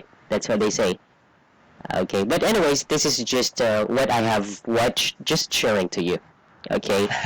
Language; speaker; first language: English; non-native, fluent; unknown